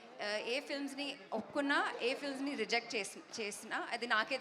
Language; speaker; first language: Telugu; non-native, fluent; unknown